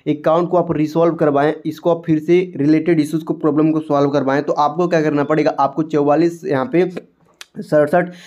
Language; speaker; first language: Hindi; native; Hindi